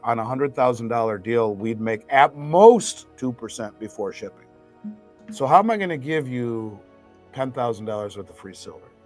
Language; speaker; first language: English; native; English